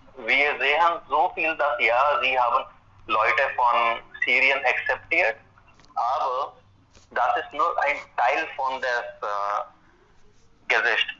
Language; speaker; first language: German; non-native, fluent; Hindi